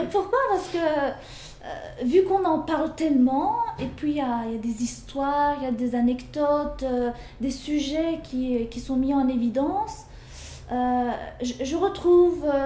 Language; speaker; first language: French; early bilingual, other home language; Turkish